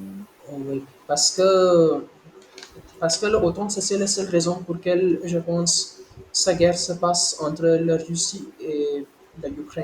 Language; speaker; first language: French; non-native, learner; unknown